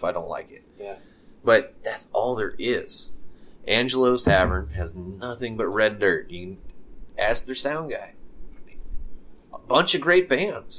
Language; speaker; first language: English; native; English